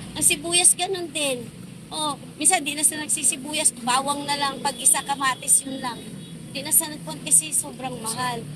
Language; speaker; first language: Filipino; non-native, local second language; Hiligaynon